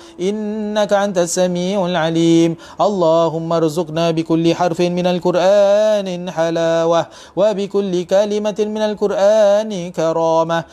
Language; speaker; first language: Arabic; non-native, fluent; Malay